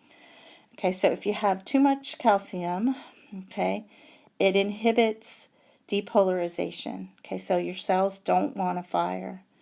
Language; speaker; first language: English; native; English